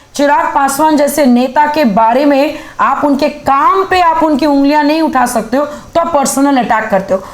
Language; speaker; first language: Hindi; native; Hindi